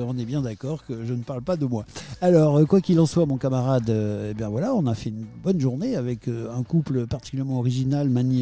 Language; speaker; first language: French; native; French